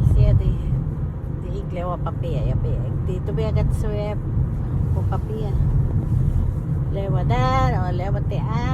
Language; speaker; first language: Danish; non-native, learner; Filipino